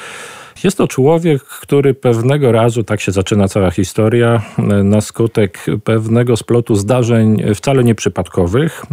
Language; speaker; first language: Polish; native; Polish